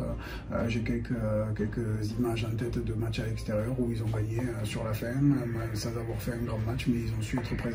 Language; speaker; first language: French; native; French